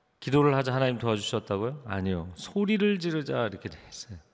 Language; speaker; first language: Korean; native; Korean